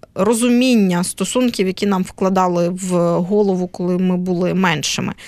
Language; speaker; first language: Ukrainian; native; Ukrainian